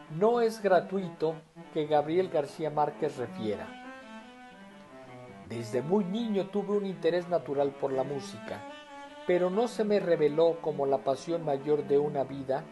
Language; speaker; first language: Spanish; native; Spanish